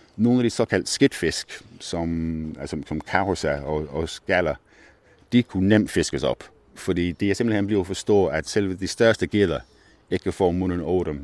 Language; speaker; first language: Danish; non-native, fluent; English